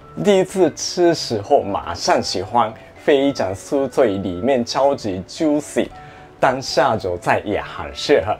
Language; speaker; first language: Chinese; non-native, fluent; Japanese